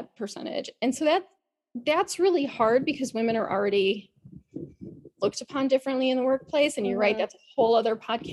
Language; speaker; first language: English; native; English